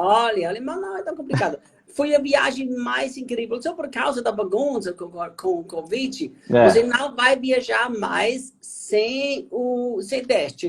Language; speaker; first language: Portuguese; non-native, fluent; German